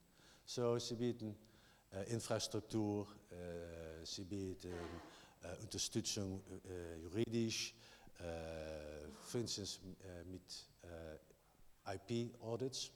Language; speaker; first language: German; non-native, learner; Dutch